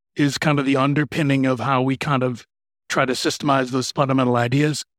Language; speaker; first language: English; native; English